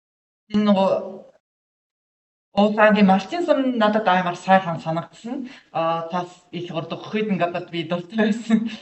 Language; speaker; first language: Mongolian; non-native, learner; Japanese